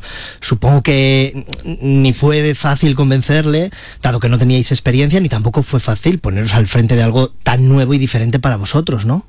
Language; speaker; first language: Spanish; native; Spanish